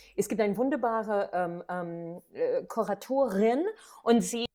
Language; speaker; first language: German; non-native, fluent; English